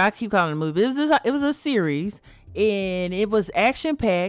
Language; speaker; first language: English; native; English